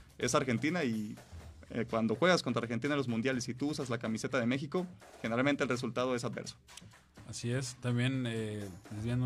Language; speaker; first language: Spanish; native; Spanish